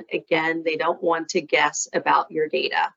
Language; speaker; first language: English; native; English